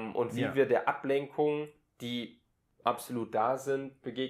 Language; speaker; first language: German; native; German